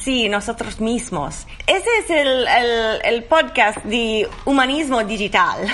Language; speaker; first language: Spanish; non-native, learner; English